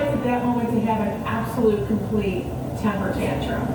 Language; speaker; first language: English; native; English